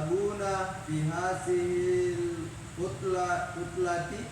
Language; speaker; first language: Arabic; non-native, learner; Indonesian